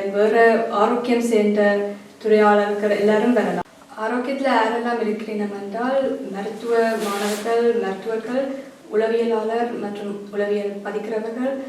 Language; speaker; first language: Tamil; early bilingual, heritage; Tamil